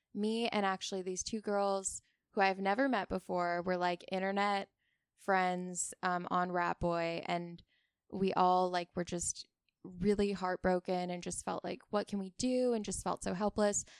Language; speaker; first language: English; native; English